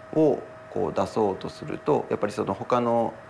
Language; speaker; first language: Japanese; native; Japanese